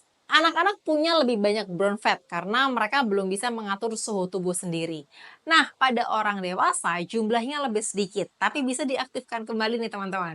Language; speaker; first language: Indonesian; native; Indonesian